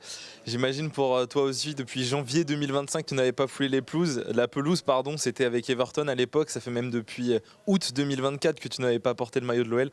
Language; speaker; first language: French; native; French